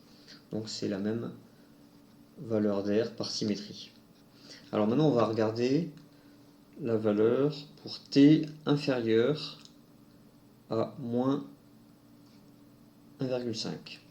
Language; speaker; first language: French; native; French